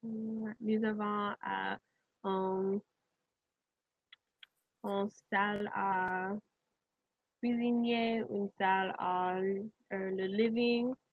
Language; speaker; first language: French; non-native, learner; English